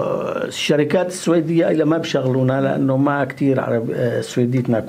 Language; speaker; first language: Swedish; non-native, learner; Arabic